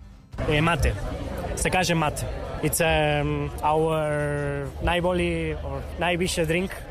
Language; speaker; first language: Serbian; non-native, learner; Spanish